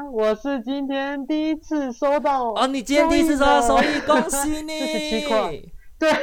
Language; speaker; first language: Chinese; non-native, local second language; Min Nan Chinese